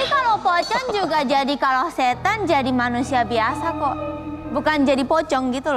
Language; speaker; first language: Indonesian; non-native, fluent; Japanese